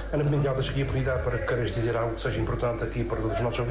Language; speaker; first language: Portuguese; native; Portuguese